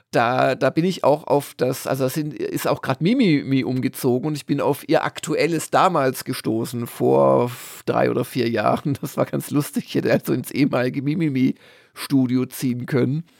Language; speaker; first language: German; native; German